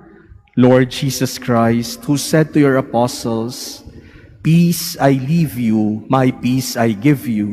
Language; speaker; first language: English; non-native, local second language; Filipino